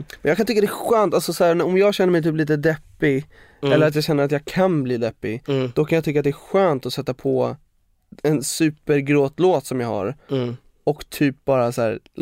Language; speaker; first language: Swedish; native; Swedish